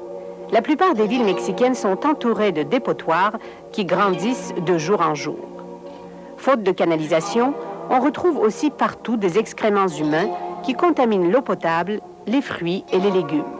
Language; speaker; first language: French; native; French